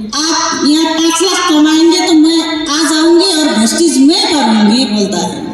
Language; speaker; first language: Hindi; non-native, learner; Nepali